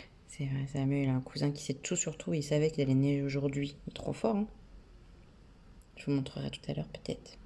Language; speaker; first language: French; native; French